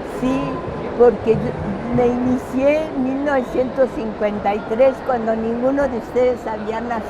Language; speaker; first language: Spanish; early bilingual, other home language; French